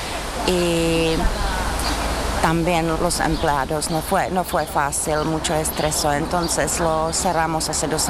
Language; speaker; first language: Spanish; non-native, fluent; Czech